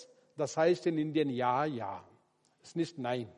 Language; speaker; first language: German; non-native, learner; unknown